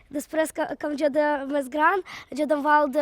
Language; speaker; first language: Catalan; non-native, learner; Russian